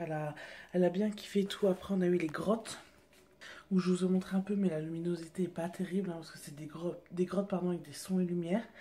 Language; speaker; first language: French; native; French